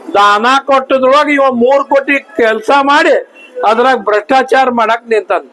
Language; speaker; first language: Kannada; native; Kannada